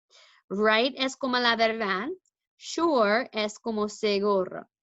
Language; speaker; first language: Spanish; non-native, fluent; English